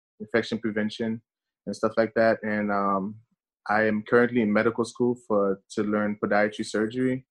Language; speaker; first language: English; early bilingual, other home language; Haitian Creole